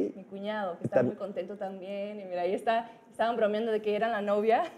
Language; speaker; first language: Spanish; early bilingual, heritage; Spanish